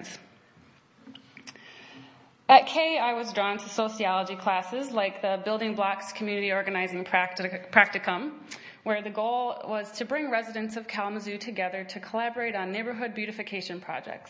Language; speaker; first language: English; native; English